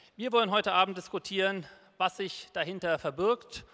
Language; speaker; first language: German; native; German